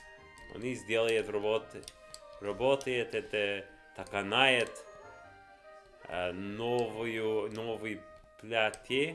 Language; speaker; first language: Russian; non-native, learner; English